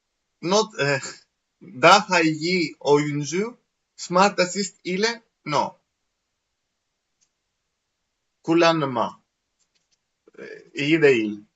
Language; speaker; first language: Turkish; non-native, learner; Greek